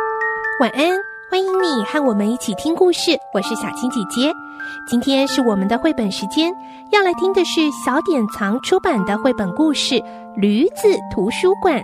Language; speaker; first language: Chinese; native; Chinese